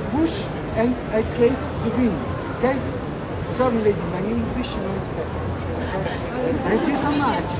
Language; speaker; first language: English; non-native, learner; Italian